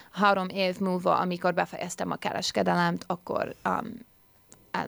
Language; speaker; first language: Hungarian; early bilingual, heritage; Hungarian